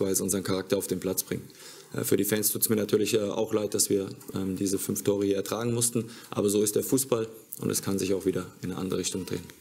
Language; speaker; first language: German; native; German